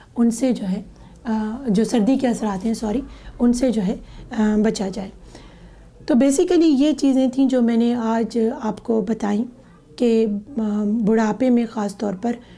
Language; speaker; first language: Urdu; native; Urdu